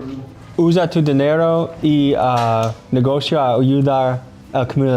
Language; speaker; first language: Spanish; non-native, learner; English